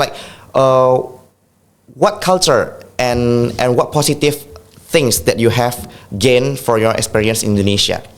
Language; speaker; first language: English; non-native, fluent; Indonesian